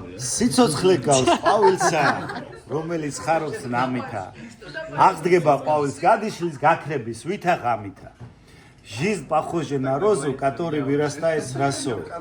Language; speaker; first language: Russian; non-native, local second language; Georgian